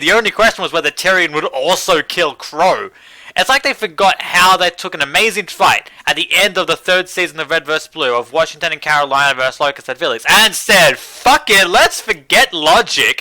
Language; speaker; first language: English; native; English